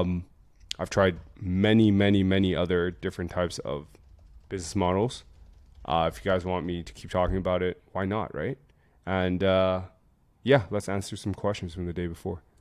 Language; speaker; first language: English; native; English